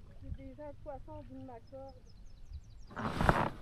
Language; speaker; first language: French; native; French